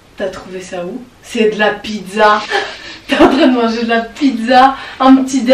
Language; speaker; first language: French; native; French